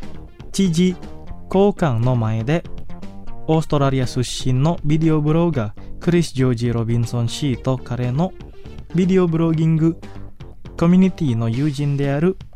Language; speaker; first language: Japanese; non-native, fluent; Indonesian